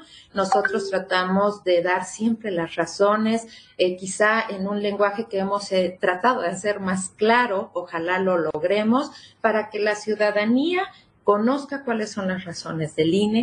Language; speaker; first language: Spanish; native; Spanish